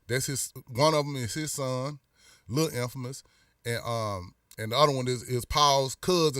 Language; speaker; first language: English; native; English